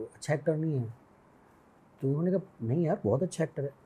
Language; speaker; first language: Hindi; native; Hindi